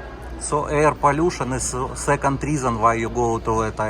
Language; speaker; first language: English; non-native, learner; Russian